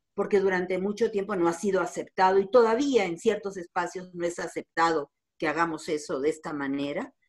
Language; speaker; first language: Spanish; native; Spanish